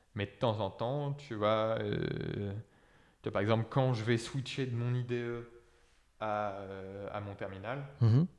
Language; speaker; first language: French; native; French